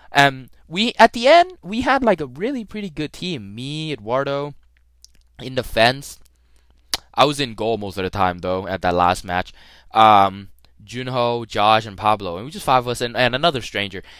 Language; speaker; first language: English; early bilingual, other home language; Thai